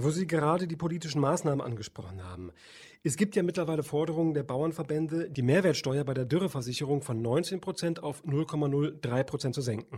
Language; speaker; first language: German; native; German